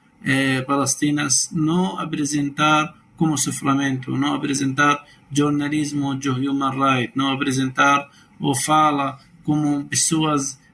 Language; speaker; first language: Portuguese; non-native, learner; Arabic